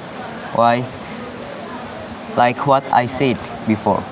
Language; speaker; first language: English; non-native, learner; Indonesian